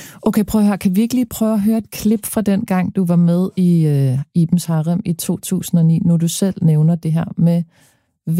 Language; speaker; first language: Danish; native; Danish